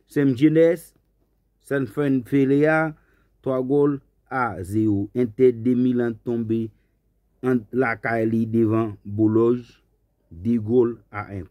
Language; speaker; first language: French; non-native, learner; Haitian Creole